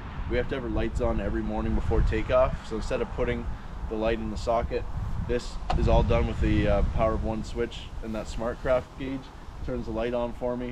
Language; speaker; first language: English; native; English